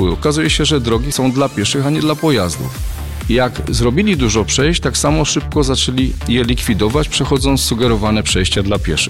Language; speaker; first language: Polish; native; Polish